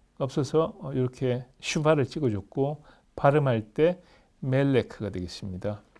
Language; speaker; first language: Korean; native; Korean